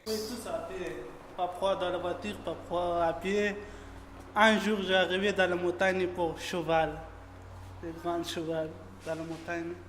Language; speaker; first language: French; non-native, learner; Pashto